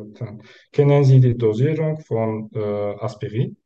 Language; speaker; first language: German; non-native, learner; Turkish